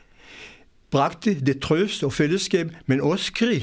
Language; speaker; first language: Danish; non-native, fluent; Hebrew